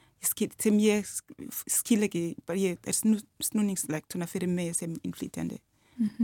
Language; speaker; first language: Icelandic; non-native, learner; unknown